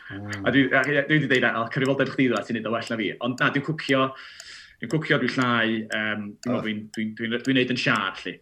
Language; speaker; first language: Welsh; native; Welsh